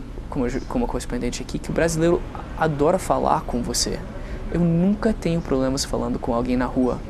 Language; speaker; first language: Portuguese; non-native, fluent; English